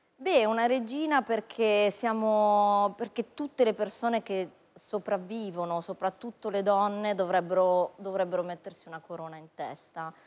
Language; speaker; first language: Italian; native; Italian